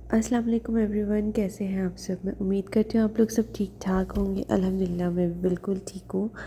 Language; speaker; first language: Urdu; native; Urdu